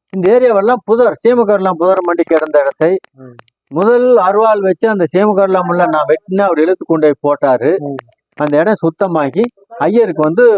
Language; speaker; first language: Tamil; non-native, local second language; Telugu